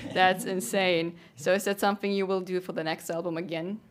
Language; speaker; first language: English; non-native, fluent; German